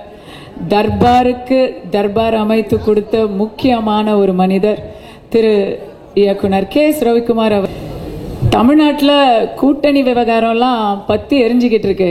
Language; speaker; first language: Tamil; native; Tamil